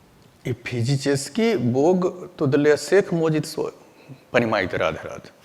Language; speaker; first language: Russian; non-native, learner; Hindi